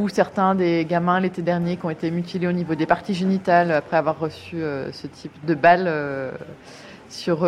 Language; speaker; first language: French; native; French